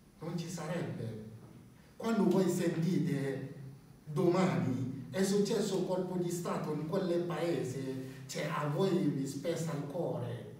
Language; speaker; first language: Italian; non-native, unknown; Bambara